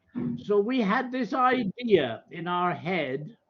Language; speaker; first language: English; native; English